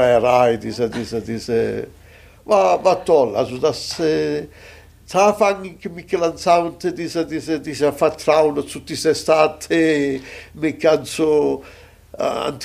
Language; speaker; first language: German; non-native, fluent; Italian